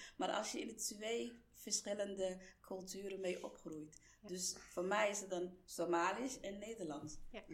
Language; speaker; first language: Dutch; non-native, fluent; Somali